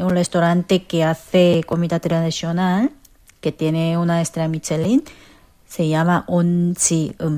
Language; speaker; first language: Spanish; non-native, fluent; Korean